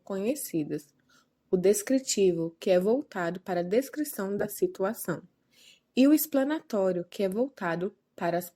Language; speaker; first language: Portuguese; native; Portuguese